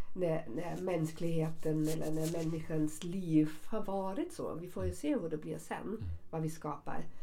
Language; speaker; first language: Swedish; early bilingual, other home language; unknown